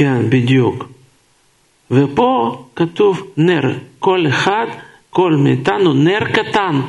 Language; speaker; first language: Hebrew; non-native, fluent; Russian